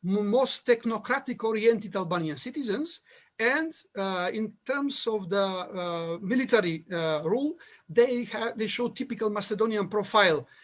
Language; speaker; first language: English; non-native, fluent; Macedonian